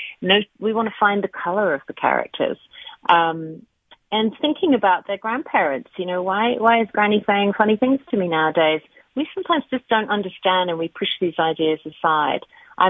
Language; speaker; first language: English; native; English